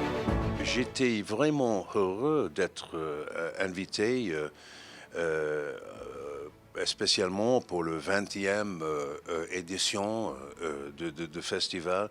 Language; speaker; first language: French; non-native, fluent; English